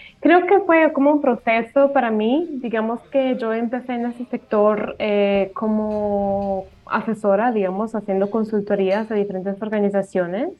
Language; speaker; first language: Spanish; non-native, fluent; Italian